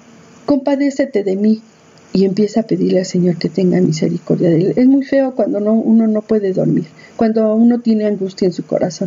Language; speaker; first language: Spanish; native; Spanish